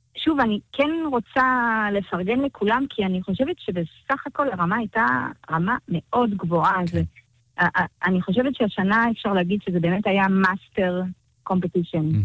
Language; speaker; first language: Hebrew; non-native, fluent; French